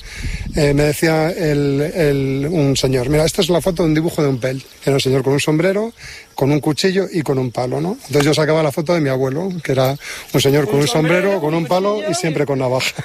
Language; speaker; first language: Spanish; native; Spanish